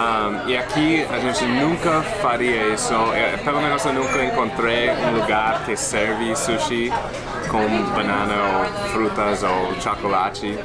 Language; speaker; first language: Portuguese; non-native, fluent; English